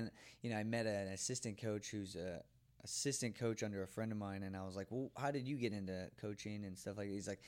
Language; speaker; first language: English; native; English